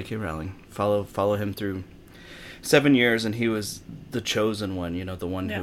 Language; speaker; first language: English; native; English